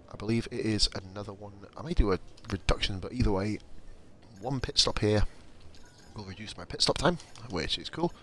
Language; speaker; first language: English; native; English